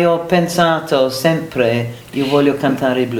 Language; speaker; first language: Italian; non-native, learner; English